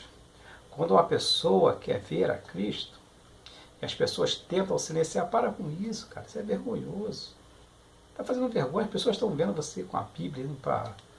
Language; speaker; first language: Portuguese; native; Portuguese